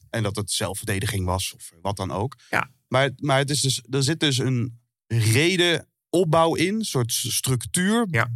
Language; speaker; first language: Dutch; native; Dutch